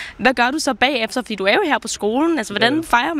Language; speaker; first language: Danish; native; Danish